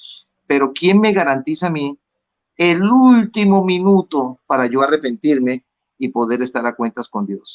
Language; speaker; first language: Spanish; native; Spanish